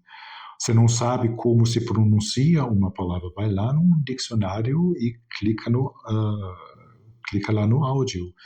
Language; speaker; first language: Portuguese; non-native, fluent; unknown